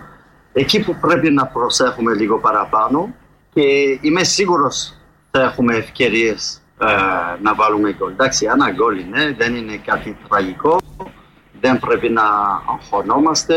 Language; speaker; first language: Greek; non-native, fluent; French